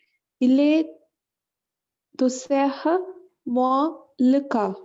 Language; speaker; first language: French; non-native, learner; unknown